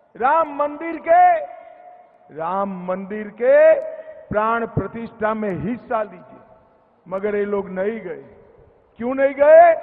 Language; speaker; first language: Hindi; non-native, local second language; Gujarati